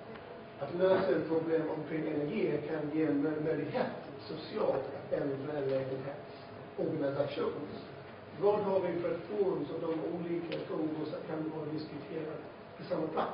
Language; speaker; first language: Swedish; non-native, fluent; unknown